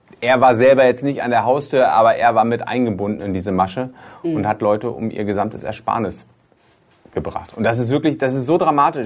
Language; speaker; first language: German; native; German